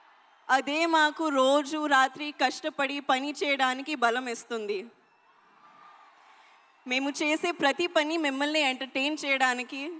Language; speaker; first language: Telugu; non-native, learner; Hindi